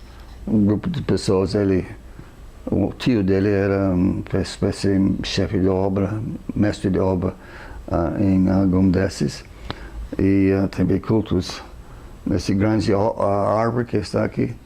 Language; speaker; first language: Portuguese; non-native, fluent; English